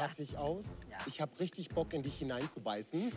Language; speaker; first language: German; native; German